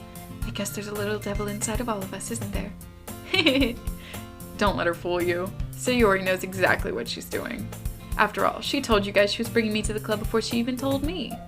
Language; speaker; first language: English; native; English